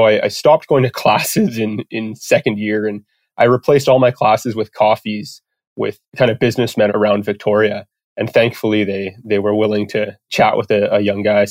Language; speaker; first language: English; native; English